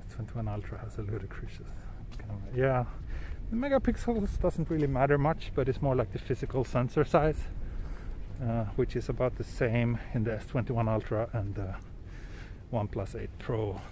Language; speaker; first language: English; non-native, fluent; Swedish